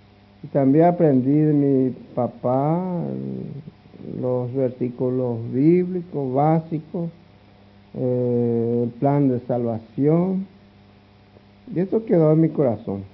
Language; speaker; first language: Spanish; non-native, local second language; Guarani